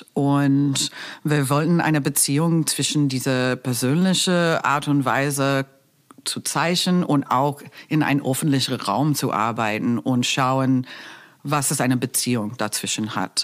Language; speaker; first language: German; non-native, fluent; English